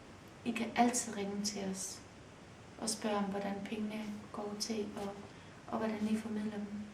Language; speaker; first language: Danish; early bilingual, other home language; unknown